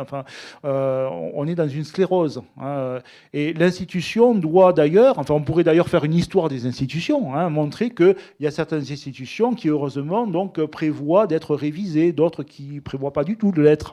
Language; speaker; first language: French; native; French